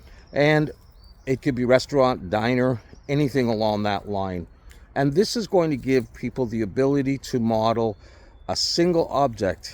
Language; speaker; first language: English; native; English